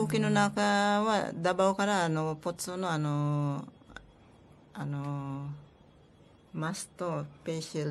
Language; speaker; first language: Japanese; non-native, learner; Filipino